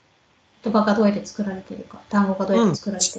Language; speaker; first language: Japanese; native; Japanese